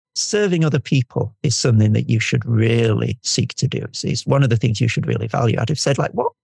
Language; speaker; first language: English; native; English